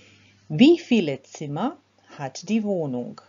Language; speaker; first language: German; non-native, fluent; Croatian